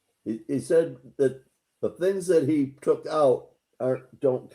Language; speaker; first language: English; native; English